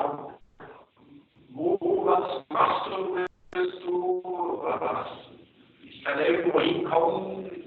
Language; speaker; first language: German; non-native, fluent; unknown